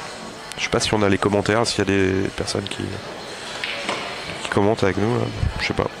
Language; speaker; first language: French; native; French